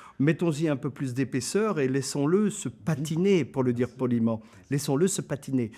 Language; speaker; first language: French; non-native, local second language; German